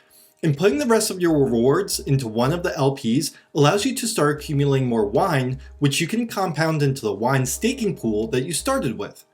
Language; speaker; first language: English; native; English